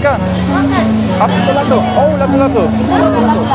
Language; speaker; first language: Indonesian; non-native, learner; German